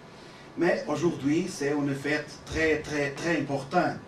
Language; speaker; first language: French; non-native, learner; Portuguese